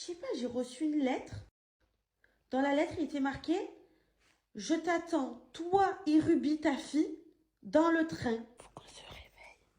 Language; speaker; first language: French; native; French